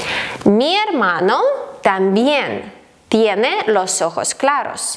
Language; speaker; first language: Spanish; non-native, fluent; Ukrainian